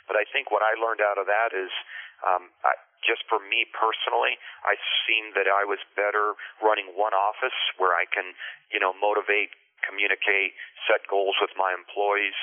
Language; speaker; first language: English; early bilingual, other home language; Spanish